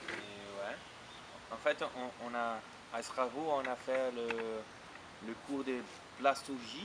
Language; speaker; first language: French; non-native, fluent; Portuguese